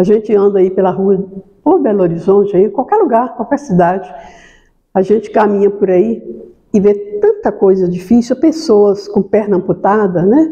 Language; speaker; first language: Portuguese; native; Portuguese